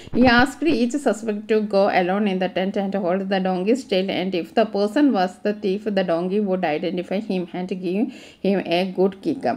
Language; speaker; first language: English; non-native, local second language; Malayalam